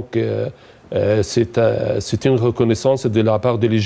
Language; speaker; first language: French; non-native, fluent; Arabic